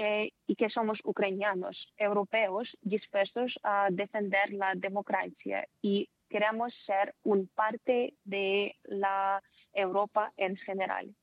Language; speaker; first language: Spanish; non-native, fluent; Ukrainian